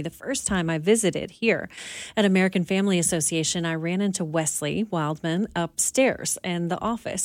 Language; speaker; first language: English; native; English